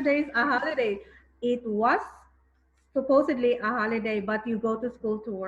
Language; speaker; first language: English; non-native, fluent; Thai